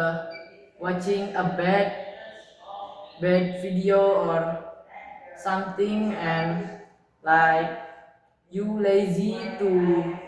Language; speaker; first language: English; non-native, learner; Indonesian